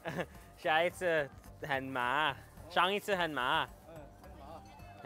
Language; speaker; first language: Chinese; non-native, fluent; English